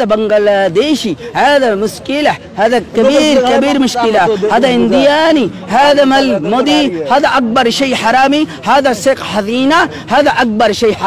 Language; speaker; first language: Arabic; non-native, learner; Bangla